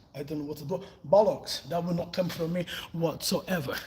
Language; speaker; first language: English; non-native, fluent; Portuguese